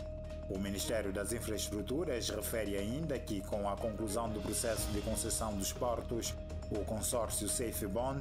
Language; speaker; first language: Portuguese; native; Portuguese